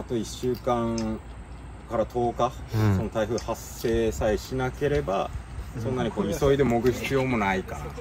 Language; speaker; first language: Japanese; native; Japanese